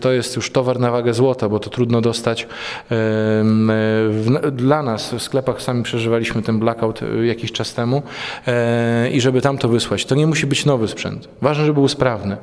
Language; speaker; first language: Polish; native; Polish